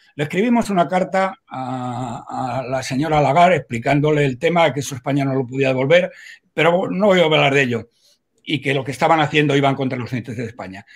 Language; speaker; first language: Spanish; native; Spanish